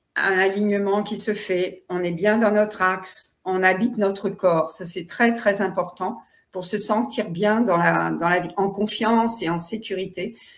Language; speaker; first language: French; native; French